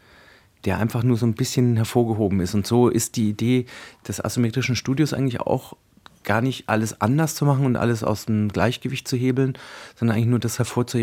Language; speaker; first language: German; native; German